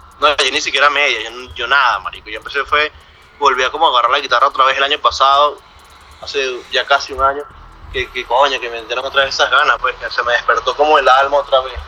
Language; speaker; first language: Spanish; native; Spanish